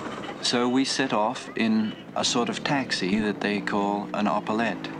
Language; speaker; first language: English; native; English